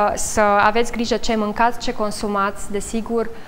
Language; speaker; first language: Romanian; native; Romanian